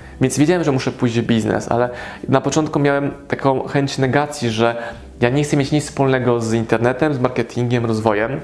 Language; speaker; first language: Polish; native; Polish